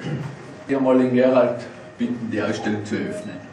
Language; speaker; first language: German; native; German